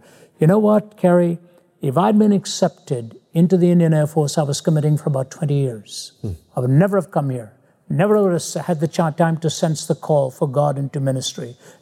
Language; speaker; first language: English; non-native, local second language; Hindi